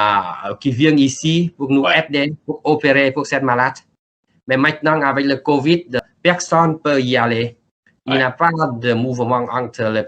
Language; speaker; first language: French; non-native, learner; Vietnamese